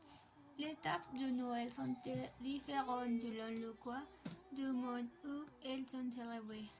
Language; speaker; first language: French; non-native, learner; Spanish